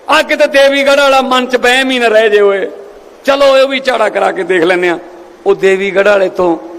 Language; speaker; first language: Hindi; non-native, local second language; Punjabi